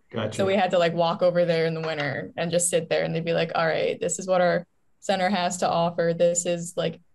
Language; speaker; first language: English; native; English